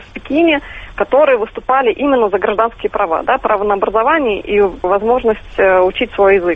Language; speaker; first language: Russian; native; Russian